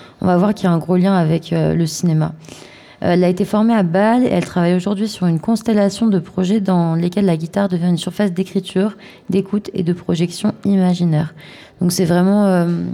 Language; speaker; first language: French; native; French